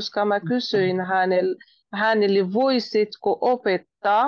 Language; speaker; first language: Finnish; non-native, learner; Spanish